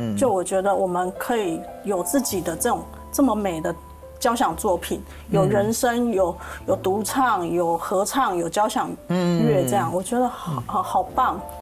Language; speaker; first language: Chinese; native; Chinese